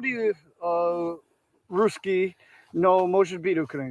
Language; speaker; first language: Russian; non-native, learner; English